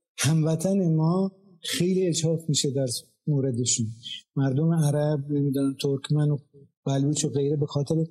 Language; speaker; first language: Persian; non-native, local second language; Azerbaijani